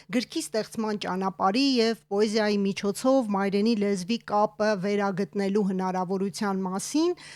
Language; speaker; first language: Armenian; native; Armenian